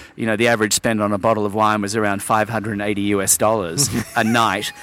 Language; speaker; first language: English; native; English